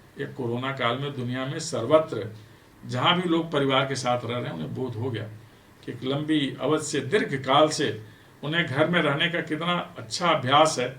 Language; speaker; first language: Hindi; native; Hindi